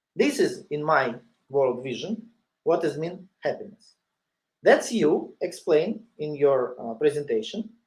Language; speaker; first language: English; non-native, learner; Russian